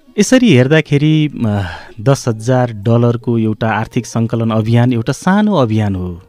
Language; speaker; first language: Nepali; native; Nepali